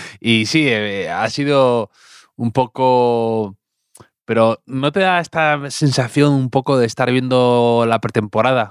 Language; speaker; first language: Spanish; native; Spanish